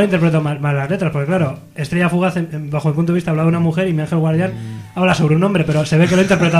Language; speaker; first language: Spanish; native; Spanish